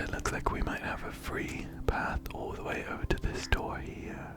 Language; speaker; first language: English; native; English